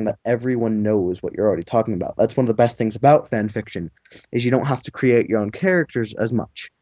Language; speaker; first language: English; native; English